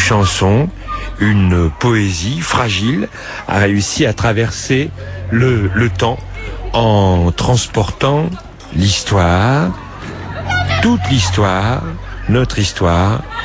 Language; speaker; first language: French; native; French